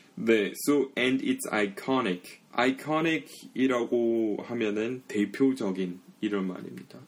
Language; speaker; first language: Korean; early bilingual, heritage; English